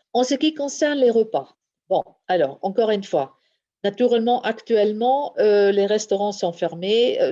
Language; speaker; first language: French; non-native, fluent; German